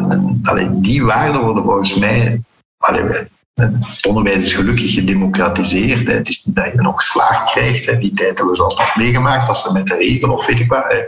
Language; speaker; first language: Dutch; early bilingual, heritage; Dutch